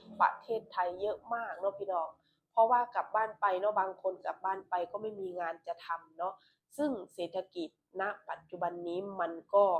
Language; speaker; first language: Thai; non-native, local second language; Lao